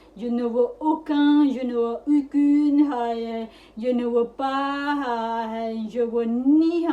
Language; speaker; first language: French; non-native, learner; Thai